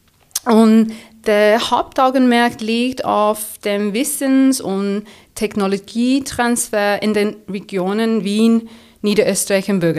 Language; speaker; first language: German; non-native, fluent; English